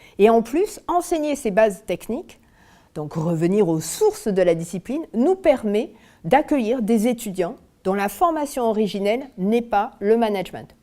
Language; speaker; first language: French; native; French